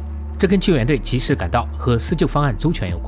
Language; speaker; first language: Chinese; native; Chinese